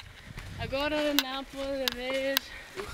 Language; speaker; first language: Portuguese; non-native, learner; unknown